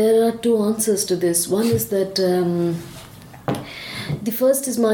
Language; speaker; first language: English; non-native, local second language; Tamil